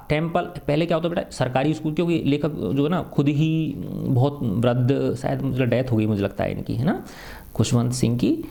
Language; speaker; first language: Hindi; native; Hindi